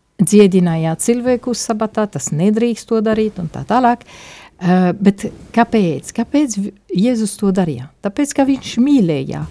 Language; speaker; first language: Latvian; non-native, fluent; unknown